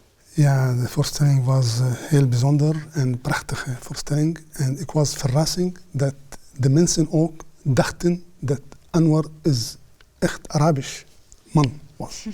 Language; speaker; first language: Dutch; non-native, learner; Arabic